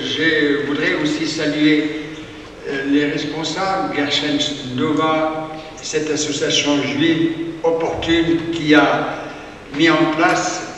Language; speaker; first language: French; native; French